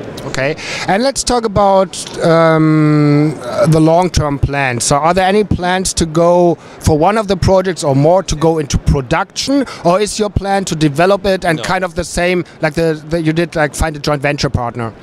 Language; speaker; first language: English; non-native, fluent; German